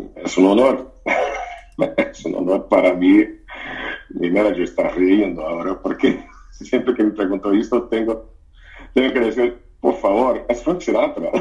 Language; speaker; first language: Spanish; non-native, fluent; Portuguese